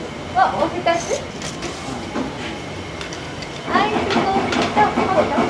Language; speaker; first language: Japanese; native; Japanese